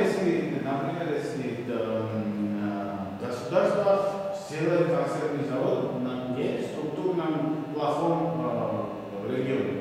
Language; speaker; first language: Russian; non-native, fluent; Georgian